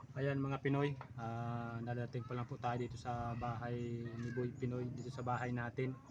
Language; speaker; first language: Filipino; native; Filipino